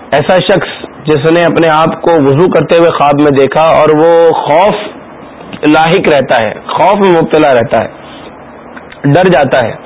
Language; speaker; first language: Urdu; native; Urdu